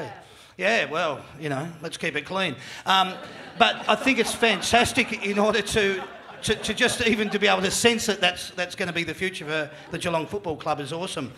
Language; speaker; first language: English; native; English